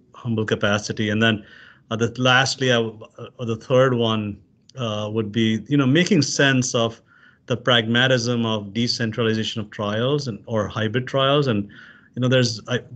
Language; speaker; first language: English; non-native, local second language; Urdu